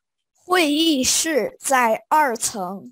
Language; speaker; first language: Chinese; non-native, fluent; Vietnamese